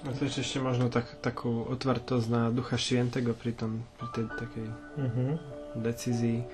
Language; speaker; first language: Polish; non-native, learner; Slovak